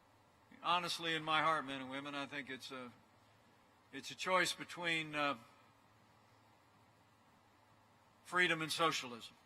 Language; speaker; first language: English; native; English